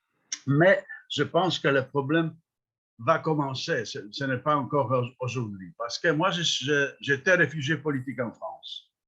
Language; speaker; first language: French; non-native, fluent; Polish